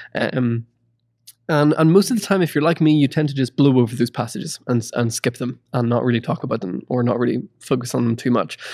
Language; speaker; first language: English; native; English